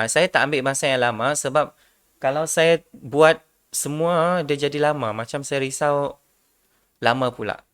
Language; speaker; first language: Malay; non-native, local second language; Iban